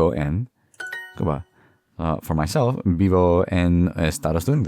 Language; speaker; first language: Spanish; non-native, learner; English